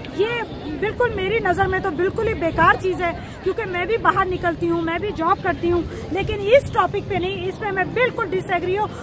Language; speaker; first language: Urdu; non-native, local second language; Punjabi